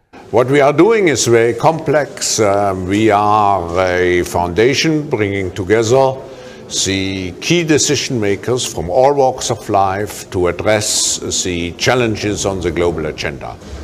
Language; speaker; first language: English; non-native, fluent; German